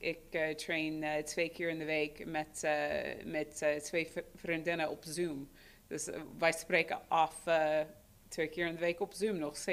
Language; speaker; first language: Dutch; non-native, fluent; English